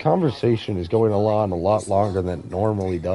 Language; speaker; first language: English; native; English